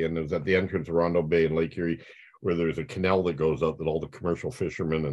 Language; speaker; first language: English; native; English